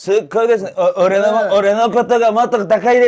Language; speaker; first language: Japanese; non-native, fluent; Korean